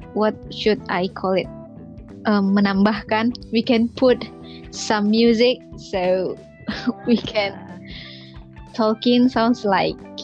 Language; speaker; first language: English; non-native, learner; Indonesian